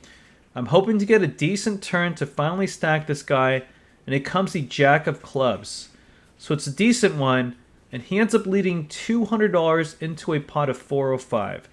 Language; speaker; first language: English; native; English